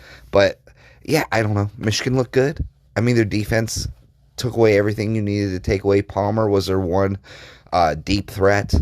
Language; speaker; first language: English; native; English